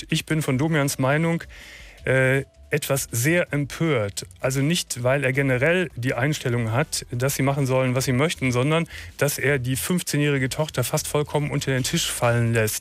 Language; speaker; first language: German; native; German